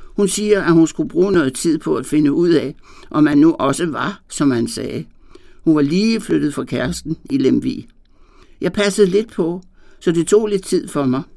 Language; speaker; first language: Danish; native; Danish